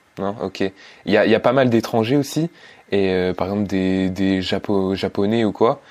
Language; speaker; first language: French; native; French